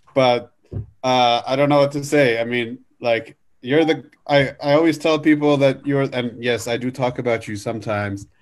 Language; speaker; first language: English; native; English